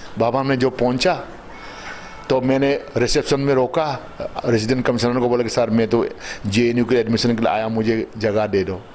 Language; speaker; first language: Hindi; non-native, local second language; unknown